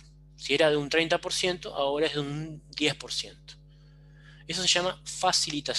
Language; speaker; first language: Spanish; native; Spanish